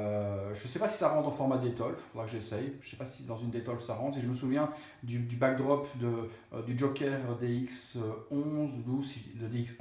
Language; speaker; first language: French; native; French